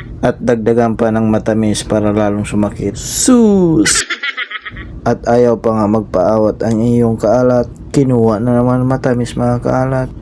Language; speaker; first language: Filipino; native; Filipino